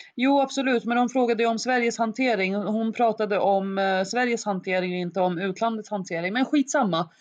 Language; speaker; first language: Swedish; early bilingual, other home language; Arabic